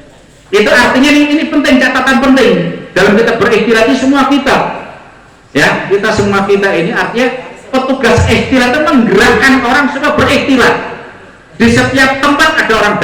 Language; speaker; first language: Indonesian; non-native, local second language; Javanese